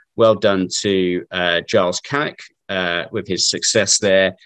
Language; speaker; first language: English; native; English